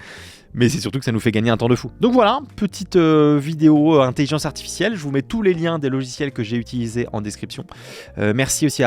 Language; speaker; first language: French; native; French